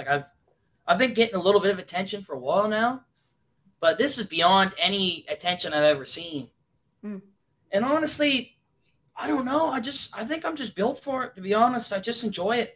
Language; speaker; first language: English; native; English